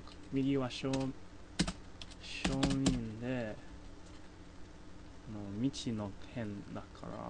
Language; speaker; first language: Japanese; non-native, fluent; English